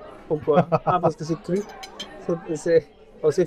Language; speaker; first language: French; non-native, fluent; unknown